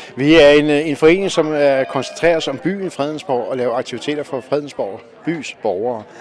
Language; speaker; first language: Danish; native; Danish